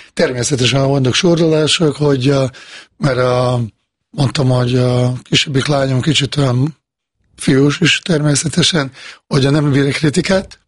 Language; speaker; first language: Hungarian; non-native, fluent; Bosnian